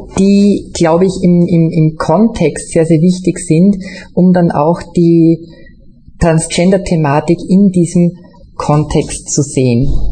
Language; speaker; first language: German; native; German